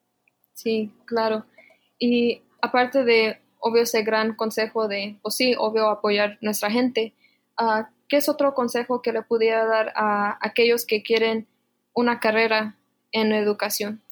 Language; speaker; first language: Spanish; early bilingual, heritage; Spanish